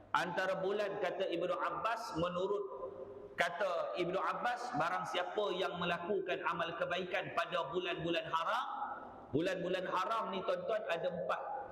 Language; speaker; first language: Malay; native; Malay